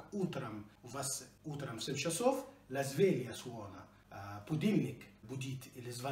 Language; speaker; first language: Russian; non-native, fluent; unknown